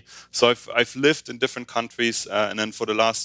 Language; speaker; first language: English; non-native, fluent; German